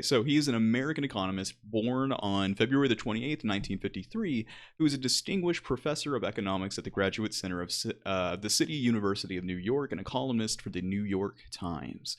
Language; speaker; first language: English; native; English